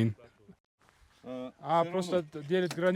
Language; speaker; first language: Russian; non-native, learner; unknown